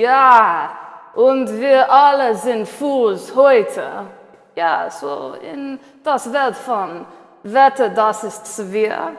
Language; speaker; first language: German; non-native, learner; English